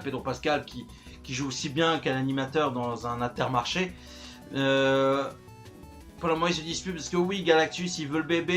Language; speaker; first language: French; native; French